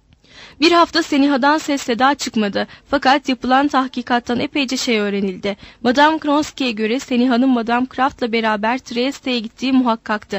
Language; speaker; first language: Turkish; native; Turkish